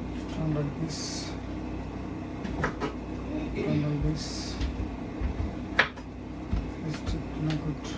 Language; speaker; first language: English; non-native, learner; Tibetan